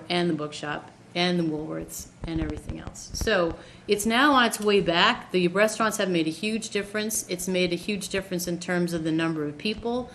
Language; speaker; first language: English; native; English